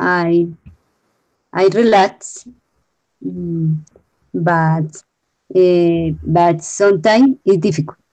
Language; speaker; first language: English; non-native, learner; Spanish